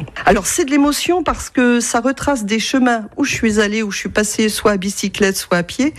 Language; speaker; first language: French; native; French